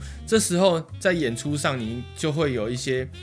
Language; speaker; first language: Chinese; native; Chinese